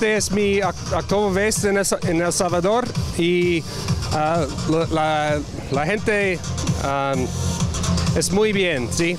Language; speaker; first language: Spanish; non-native, learner; English